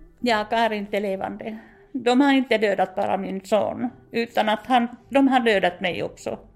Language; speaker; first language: Swedish; non-native, fluent; Finnish